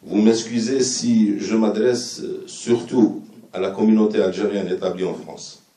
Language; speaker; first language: French; non-native, local second language; Arabic